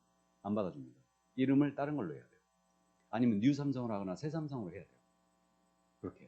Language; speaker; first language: Korean; native; Korean